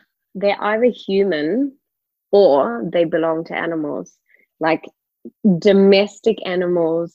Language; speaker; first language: English; native; English